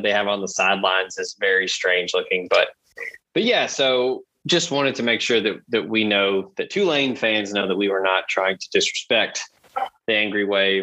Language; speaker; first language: English; native; English